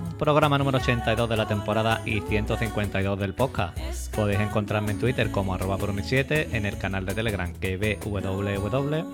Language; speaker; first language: Spanish; native; Spanish